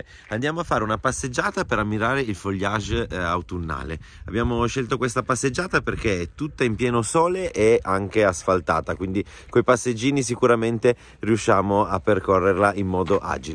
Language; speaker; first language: Italian; native; Italian